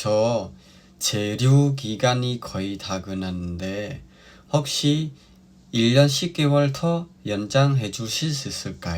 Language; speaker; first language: Korean; non-native, fluent; Khmer